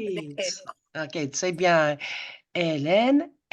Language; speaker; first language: French; non-native, fluent; English